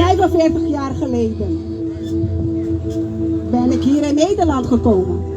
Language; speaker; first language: Dutch; non-native, local second language; Papiamento